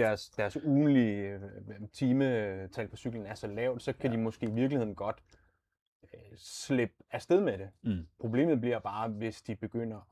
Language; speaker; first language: Danish; native; Danish